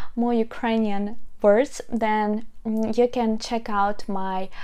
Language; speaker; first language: English; non-native, fluent; Ukrainian